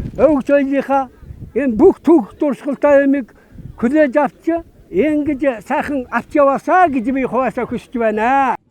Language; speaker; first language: Mongolian; non-native, local second language; Kazakh